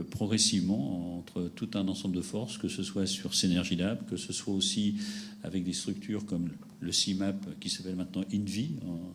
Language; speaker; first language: French; native; French